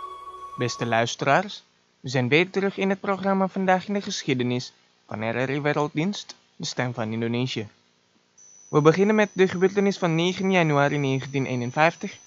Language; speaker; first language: Dutch; non-native, fluent; Indonesian